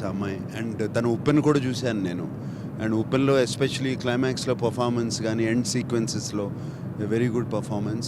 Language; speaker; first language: Telugu; native; Telugu